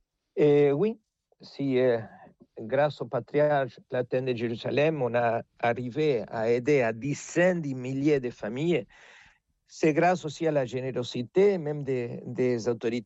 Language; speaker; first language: French; non-native, fluent; Spanish